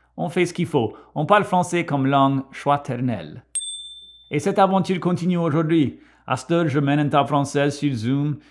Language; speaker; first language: French; non-native, local second language; English